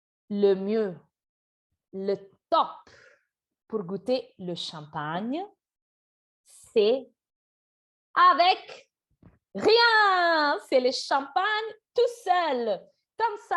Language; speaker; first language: French; non-native, fluent; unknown